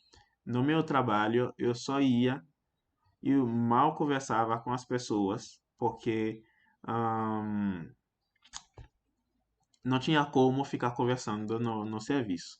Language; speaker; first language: Portuguese; non-native, fluent; French